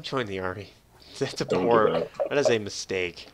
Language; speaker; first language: English; native; English